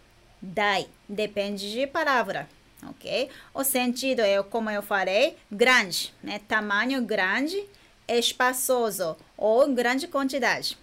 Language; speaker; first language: Portuguese; non-native, fluent; Japanese